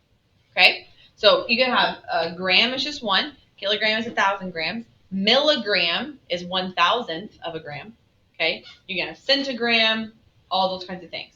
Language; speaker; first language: English; native; English